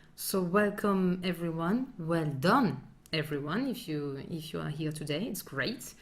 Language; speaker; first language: English; non-native, fluent; French